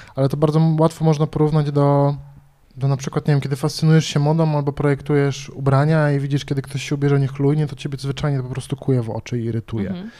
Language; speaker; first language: Polish; native; Polish